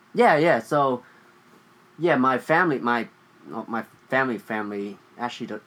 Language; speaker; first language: English; early bilingual, other home language; Vietnamese